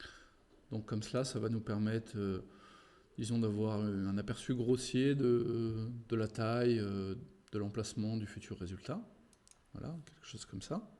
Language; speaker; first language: French; native; French